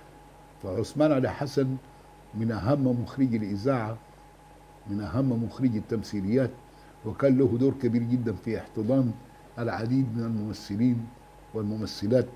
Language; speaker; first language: Arabic; native; Arabic